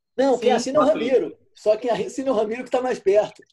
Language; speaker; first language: Portuguese; native; Portuguese